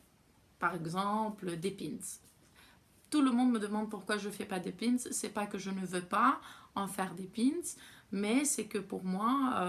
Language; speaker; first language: French; non-native, fluent; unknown